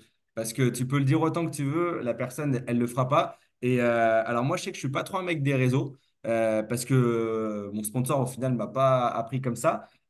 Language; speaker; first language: French; native; French